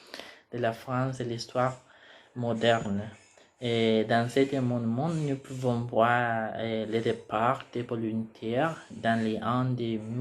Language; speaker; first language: French; non-native, learner; Spanish